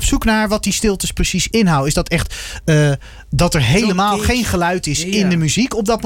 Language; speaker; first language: Dutch; native; Dutch